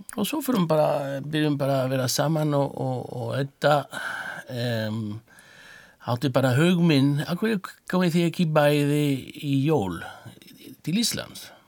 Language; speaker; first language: Icelandic; non-native, learner; French